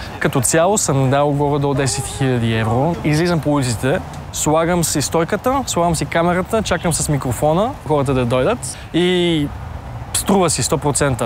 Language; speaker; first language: Bulgarian; early bilingual, heritage; Bulgarian